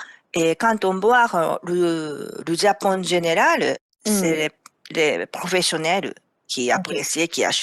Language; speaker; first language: French; non-native, fluent; Japanese